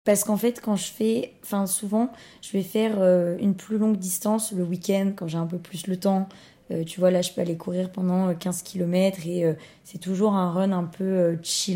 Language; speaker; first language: French; native; French